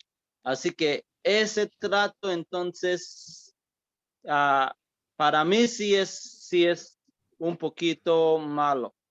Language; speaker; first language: Spanish; early bilingual, heritage; English